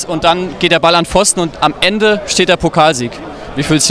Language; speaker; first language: German; native; German